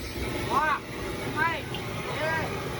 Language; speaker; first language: English; non-native, learner; Japanese